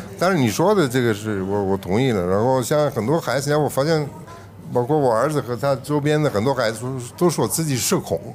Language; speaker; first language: Chinese; non-native, fluent; Italian